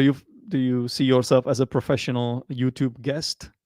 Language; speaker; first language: English; non-native, fluent; Czech